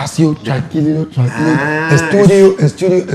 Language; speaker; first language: Spanish; non-native, learner; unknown